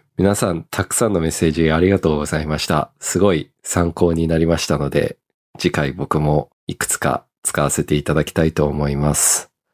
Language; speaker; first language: Japanese; early bilingual, heritage; Japanese